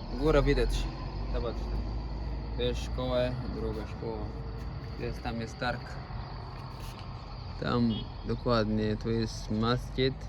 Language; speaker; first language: Polish; non-native, learner; Arabic